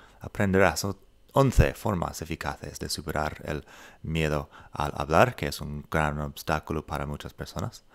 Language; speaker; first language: Spanish; non-native, fluent; English